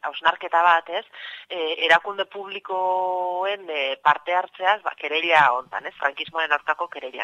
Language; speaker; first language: Basque; native; Basque